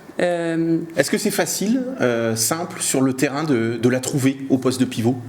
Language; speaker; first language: French; native; French